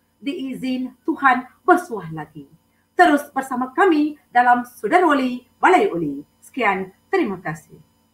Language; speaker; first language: Malay; non-native, local second language; Tamil